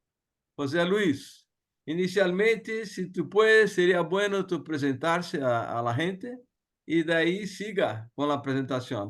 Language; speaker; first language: Spanish; non-native, learner; Portuguese